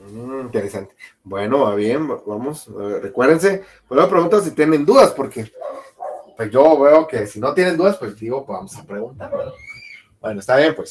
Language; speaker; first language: Spanish; native; Spanish